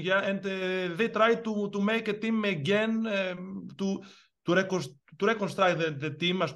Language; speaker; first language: English; non-native, fluent; Greek